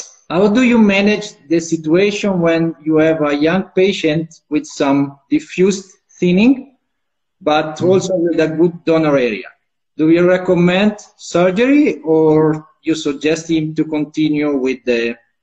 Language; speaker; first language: English; non-native, fluent; Italian